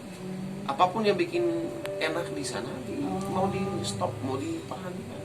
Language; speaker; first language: Indonesian; non-native, fluent; Arabic